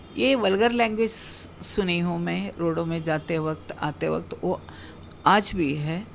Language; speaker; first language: Hindi; non-native, local second language; Kannada